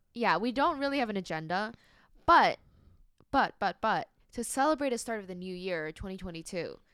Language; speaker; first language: English; non-native, local second language; Cantonese